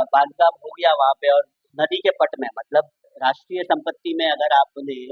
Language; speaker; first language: Hindi; non-native, local second language; Gujarati